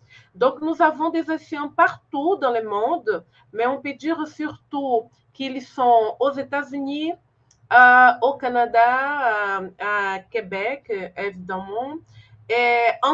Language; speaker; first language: French; non-native, fluent; Portuguese